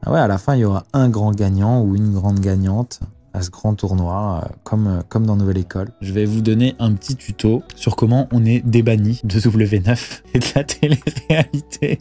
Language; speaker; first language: French; native; French